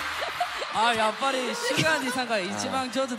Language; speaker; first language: Japanese; non-native, learner; Korean